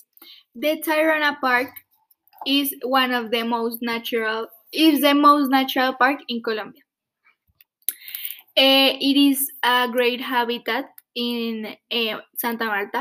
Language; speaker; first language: English; non-native, fluent; Spanish